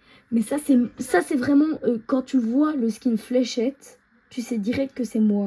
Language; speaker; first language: French; native; French